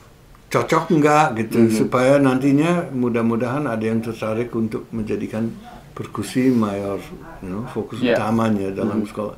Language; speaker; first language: Indonesian; non-native, fluent; English